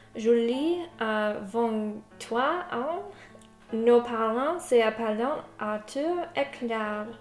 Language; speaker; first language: French; non-native, learner; English